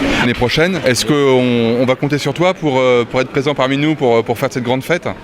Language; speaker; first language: French; native; French